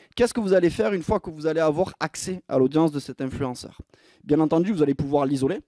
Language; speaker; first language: French; native; French